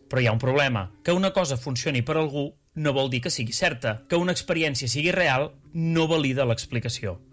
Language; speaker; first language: Catalan; native; Catalan